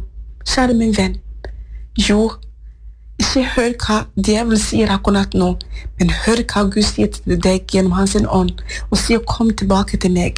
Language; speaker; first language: Norwegian; non-native, fluent; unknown